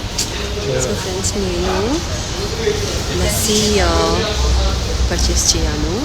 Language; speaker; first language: Telugu; non-native, learner; Kannada